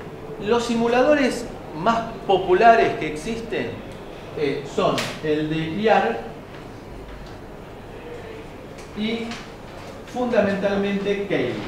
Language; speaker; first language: Spanish; native; Spanish